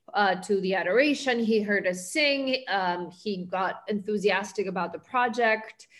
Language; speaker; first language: English; early bilingual, heritage; Spanish